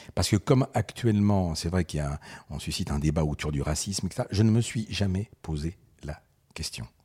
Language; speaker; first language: French; early bilingual, other home language; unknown